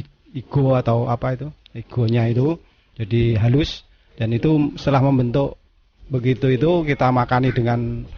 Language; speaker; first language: Indonesian; non-native, local second language; Javanese